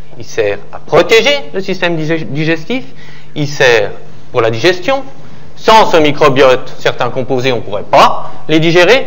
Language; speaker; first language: French; native; French